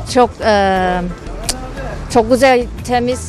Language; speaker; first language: Turkish; non-native, learner; Thai